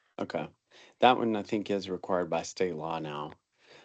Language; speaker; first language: English; native; English